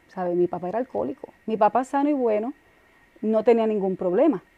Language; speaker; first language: Spanish; native; Spanish